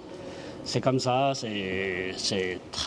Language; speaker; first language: French; non-native, learner; Chinese